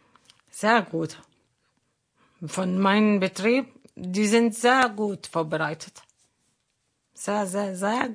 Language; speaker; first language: German; non-native, learner; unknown